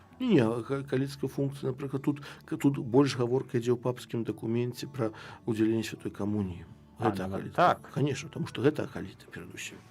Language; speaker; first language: Belarusian; non-native, local second language; Russian